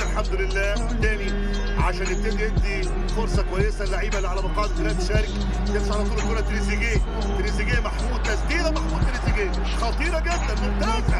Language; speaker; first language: Arabic; native; Arabic